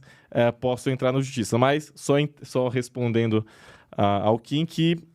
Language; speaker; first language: Portuguese; native; Portuguese